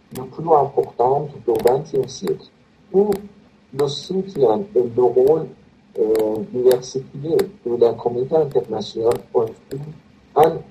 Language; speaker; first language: French; non-native, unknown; Persian